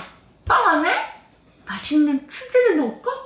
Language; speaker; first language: Korean; native; Korean